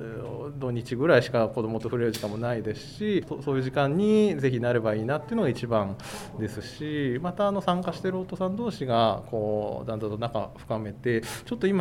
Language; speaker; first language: Japanese; native; Japanese